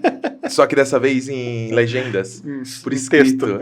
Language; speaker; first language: Portuguese; native; Portuguese